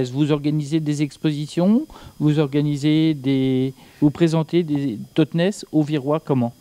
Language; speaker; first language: French; native; French